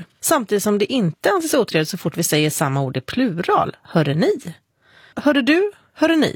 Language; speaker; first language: Swedish; native; Swedish